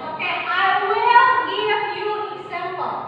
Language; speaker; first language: English; non-native, learner; Indonesian